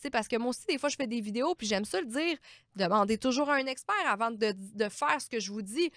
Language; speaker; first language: French; native; French